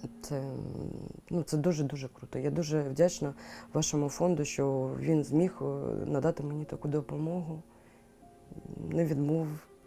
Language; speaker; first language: Ukrainian; non-native, local second language; Russian